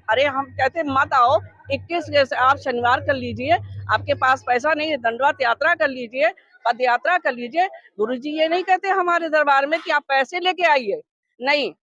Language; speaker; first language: Hindi; native; Hindi